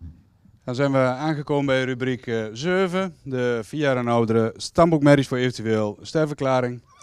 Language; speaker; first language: Dutch; native; Dutch